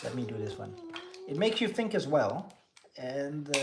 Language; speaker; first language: English; non-native, fluent; Dutch